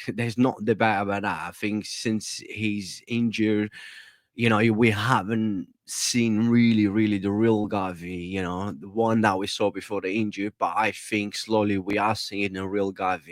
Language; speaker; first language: English; non-native, fluent; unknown